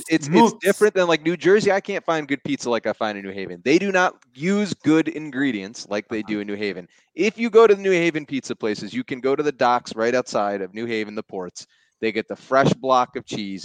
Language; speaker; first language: English; native; English